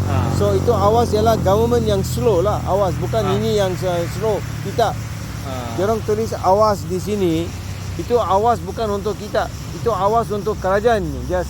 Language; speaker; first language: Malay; non-native, local second language; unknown